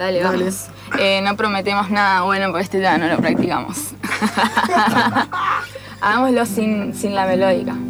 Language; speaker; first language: Spanish; native; Spanish